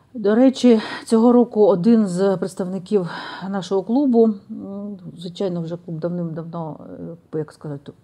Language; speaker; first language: Ukrainian; native; Ukrainian